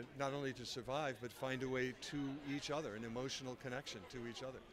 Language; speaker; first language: English; native; English